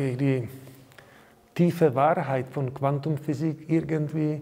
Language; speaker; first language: German; non-native, learner; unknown